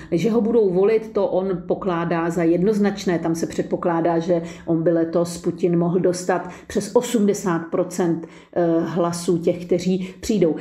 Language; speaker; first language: Czech; native; Czech